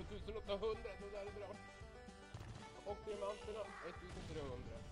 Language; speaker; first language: Swedish; native; Swedish